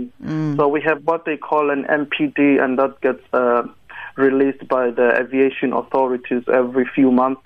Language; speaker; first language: English; non-native, local second language; Tsonga